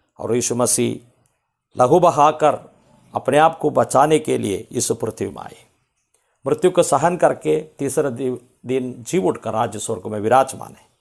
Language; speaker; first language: Hindi; non-native, local second language; Malayalam